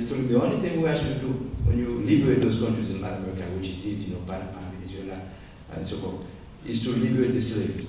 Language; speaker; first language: English; non-native, fluent; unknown